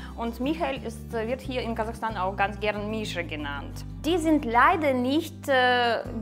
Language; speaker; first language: German; non-native, fluent; Russian